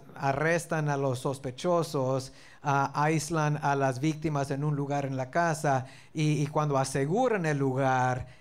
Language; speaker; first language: Spanish; early bilingual, heritage; Spanish